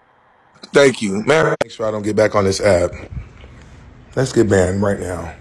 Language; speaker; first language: English; native; English